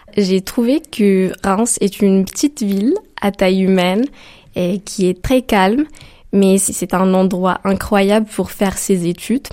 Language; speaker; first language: French; non-native, local second language; Arabic